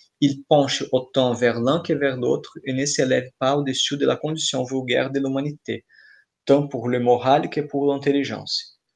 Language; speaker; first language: French; non-native, fluent; Portuguese